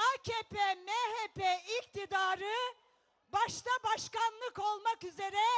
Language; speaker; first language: Turkish; native; Turkish